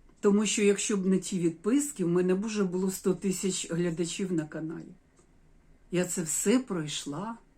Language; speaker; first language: Ukrainian; non-native, local second language; Russian